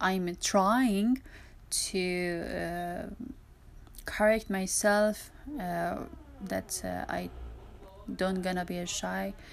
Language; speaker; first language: English; non-native, learner; Persian